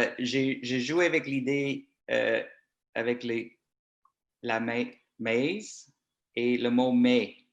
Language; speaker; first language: French; non-native, local second language; English